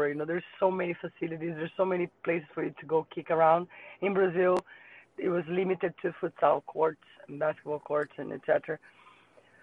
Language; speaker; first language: English; non-native, fluent; Portuguese